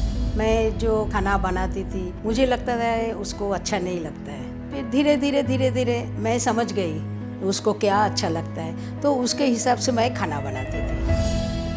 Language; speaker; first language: Hindi; non-native, local second language; Bangla